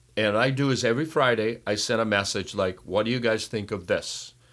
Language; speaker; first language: English; non-native, fluent; Portuguese